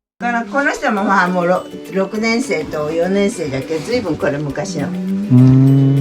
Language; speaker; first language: Japanese; native; Japanese